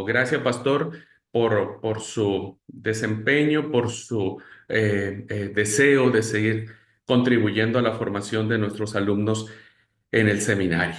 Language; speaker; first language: Spanish; native; Spanish